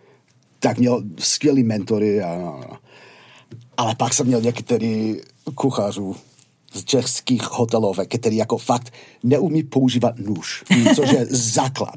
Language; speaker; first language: Czech; non-native, fluent; English